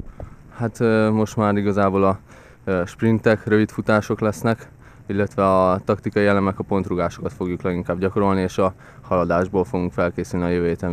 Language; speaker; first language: Hungarian; native; Hungarian